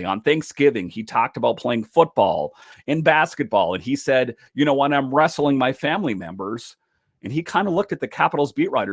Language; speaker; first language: English; native; English